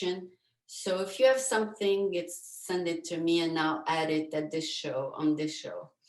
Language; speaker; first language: English; non-native, fluent; French